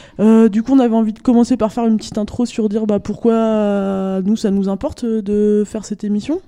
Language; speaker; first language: French; native; French